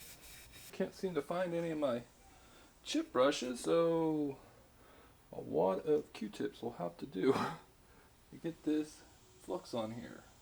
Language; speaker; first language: English; native; English